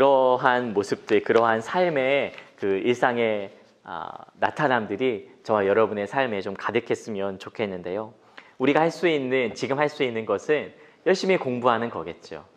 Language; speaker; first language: Korean; native; Korean